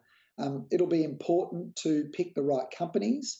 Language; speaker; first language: English; native; English